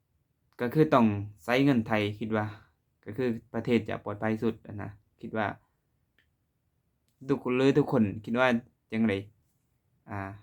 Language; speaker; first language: Thai; non-native, local second language; Lao